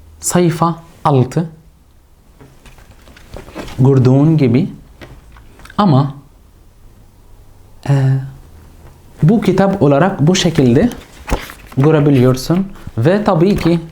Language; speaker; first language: Turkish; non-native, fluent; Arabic